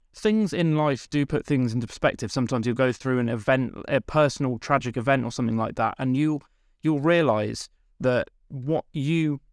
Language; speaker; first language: English; native; English